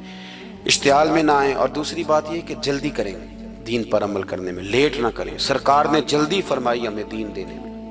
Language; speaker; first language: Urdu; non-native, local second language; Punjabi